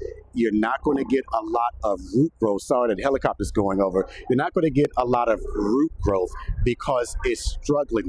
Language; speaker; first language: English; native; English